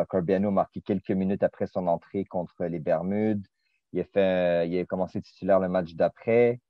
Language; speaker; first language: French; native; French